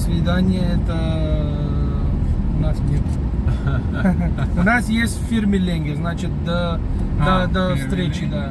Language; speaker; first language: Russian; non-native, fluent; Hindi